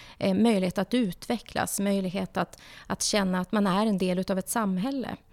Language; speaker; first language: Swedish; native; Swedish